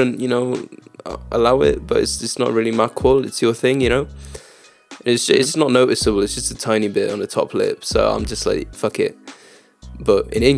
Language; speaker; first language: English; native; English